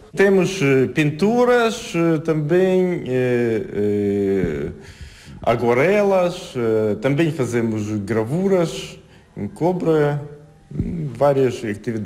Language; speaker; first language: Portuguese; non-native, fluent; Ukrainian